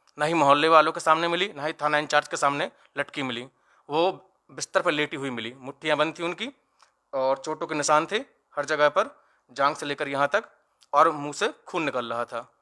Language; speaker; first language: Hindi; native; Hindi